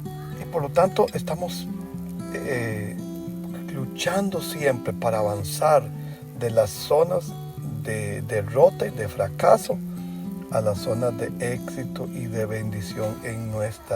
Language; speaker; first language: Spanish; native; Spanish